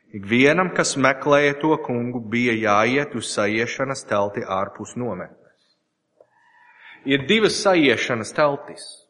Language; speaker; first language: Latvian; non-native, learner; English